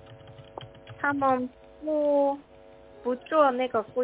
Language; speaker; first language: Chinese; non-native, learner; Korean